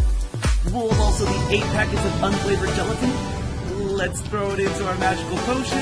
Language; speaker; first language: English; native; English